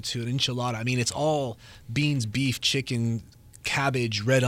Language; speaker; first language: English; native; English